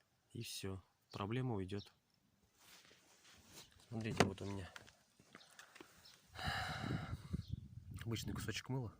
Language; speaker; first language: Russian; native; Russian